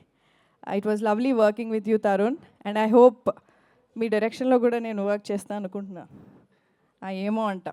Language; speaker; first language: Telugu; native; Telugu